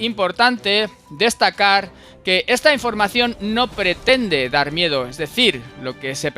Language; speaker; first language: Spanish; native; Spanish